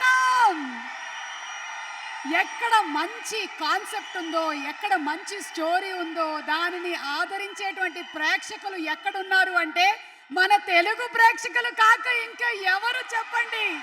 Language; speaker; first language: Telugu; native; Telugu